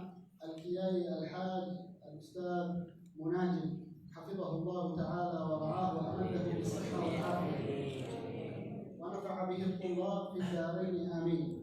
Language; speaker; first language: Arabic; native; Arabic